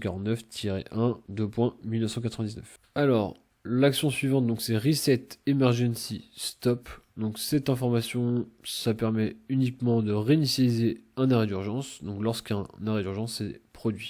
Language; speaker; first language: French; native; French